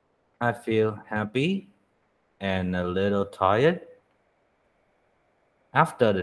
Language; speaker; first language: English; non-native, learner; Vietnamese